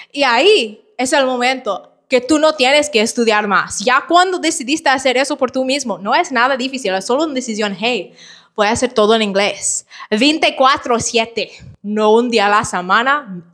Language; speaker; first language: Spanish; non-native, fluent; English